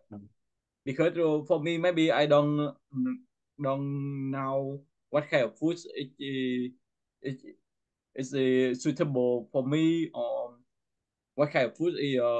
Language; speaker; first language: English; non-native, learner; Vietnamese